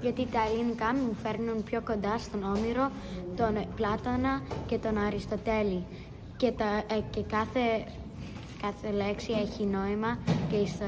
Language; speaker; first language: Greek; early bilingual, heritage; Greek